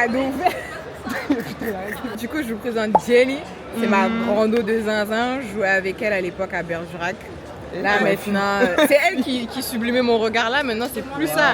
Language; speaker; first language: French; native; French